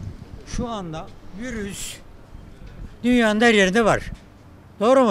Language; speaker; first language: Turkish; native; Turkish